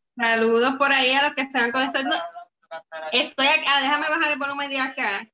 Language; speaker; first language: Spanish; native; Spanish